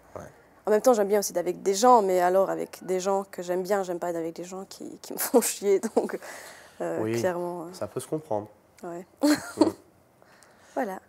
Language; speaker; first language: French; native; French